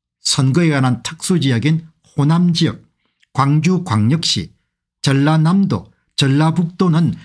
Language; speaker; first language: Korean; native; Korean